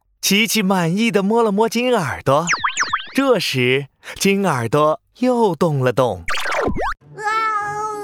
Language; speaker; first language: Chinese; native; Chinese